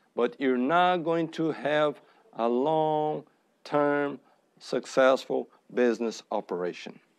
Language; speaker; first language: English; non-native, fluent; Portuguese